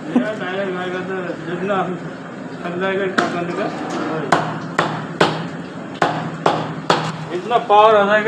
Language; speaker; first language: Hindi; non-native, learner; Nepali